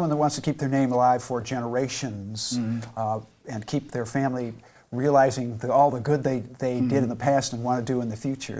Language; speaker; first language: English; native; English